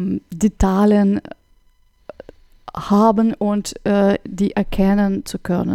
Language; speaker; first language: German; non-native, fluent; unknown